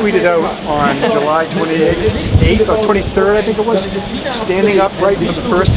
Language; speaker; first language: English; native; English